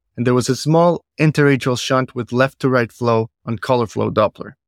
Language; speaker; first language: English; non-native, fluent; Spanish